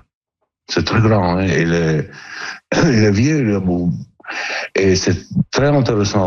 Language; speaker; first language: French; non-native, fluent; Italian